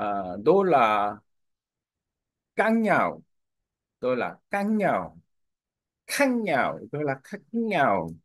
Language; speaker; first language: Vietnamese; non-native, learner; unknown